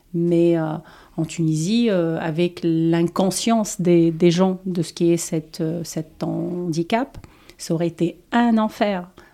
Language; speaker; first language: French; non-native, local second language; Arabic